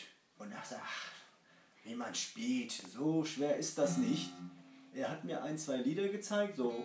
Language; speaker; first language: German; early bilingual, other home language; Kurdish